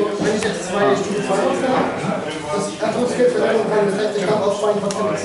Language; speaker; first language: German; native; German